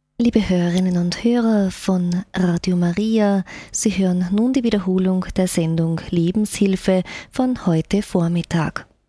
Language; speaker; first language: German; native; German